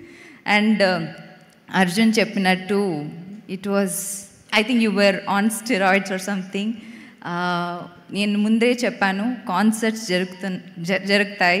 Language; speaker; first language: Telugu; non-native, fluent; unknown